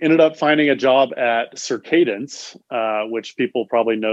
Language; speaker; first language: English; native; English